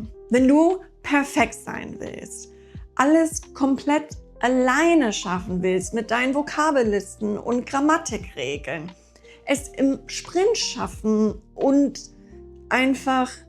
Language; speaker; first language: German; non-native, fluent; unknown